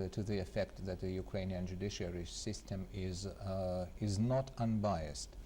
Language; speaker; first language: English; non-native, fluent; Ukrainian